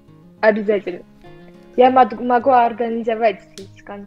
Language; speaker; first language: Russian; non-native, learner; Armenian